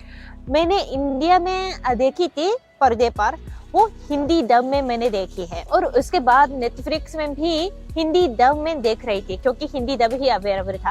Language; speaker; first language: Hindi; non-native, fluent; Japanese